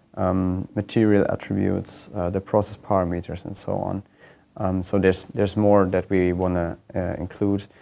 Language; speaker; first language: English; non-native, fluent; German